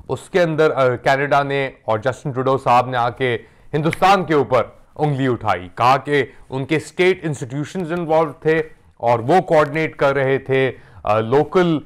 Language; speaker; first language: Urdu; native; Urdu